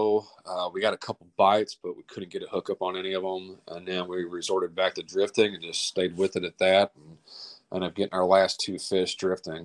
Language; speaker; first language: English; native; English